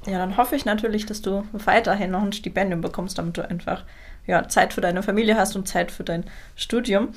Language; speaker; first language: German; native; German